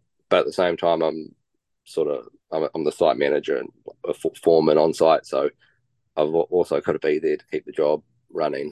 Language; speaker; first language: English; native; English